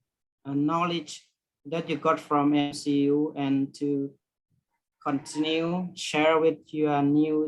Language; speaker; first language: English; non-native, learner; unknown